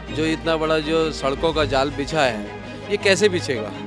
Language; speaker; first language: Hindi; native; Hindi